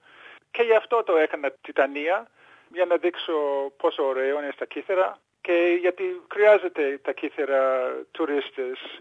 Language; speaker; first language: Greek; early bilingual, heritage; English